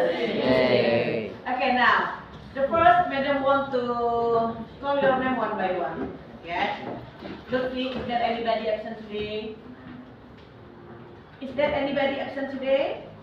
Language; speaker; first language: English; non-native, learner; Indonesian